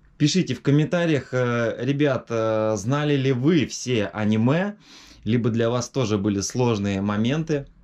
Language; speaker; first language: Russian; native; Russian